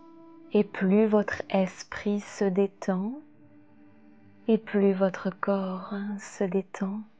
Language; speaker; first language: French; native; French